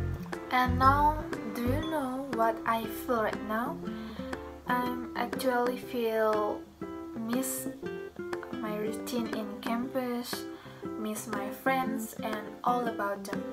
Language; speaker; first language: English; non-native, learner; Indonesian